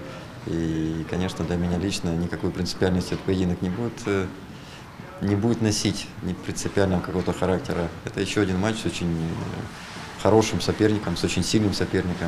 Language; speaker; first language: Russian; native; Russian